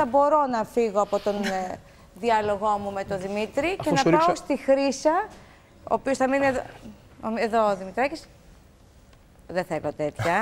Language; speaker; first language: Greek; native; Greek